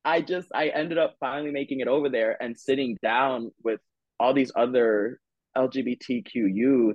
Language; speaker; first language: English; native; English